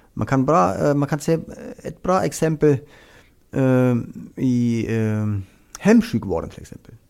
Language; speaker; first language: Swedish; non-native, fluent; German